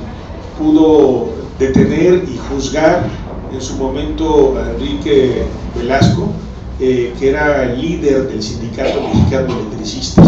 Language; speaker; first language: Spanish; native; Spanish